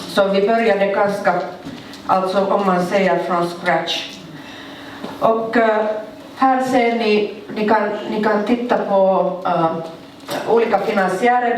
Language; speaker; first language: Swedish; non-native, local second language; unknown